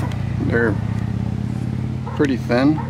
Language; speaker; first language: English; native; English